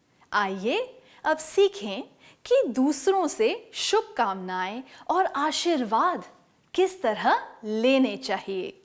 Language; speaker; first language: Hindi; native; Hindi